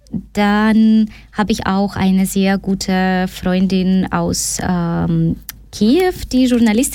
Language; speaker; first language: German; non-native, fluent; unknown